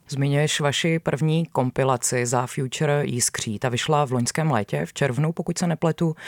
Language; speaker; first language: Czech; native; Czech